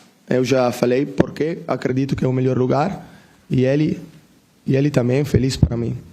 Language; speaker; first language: Portuguese; non-native, learner; Italian